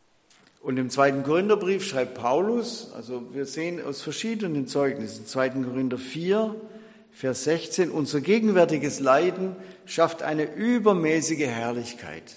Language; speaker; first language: German; native; German